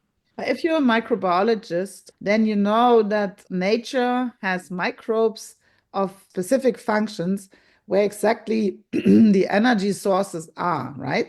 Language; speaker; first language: English; non-native, fluent; German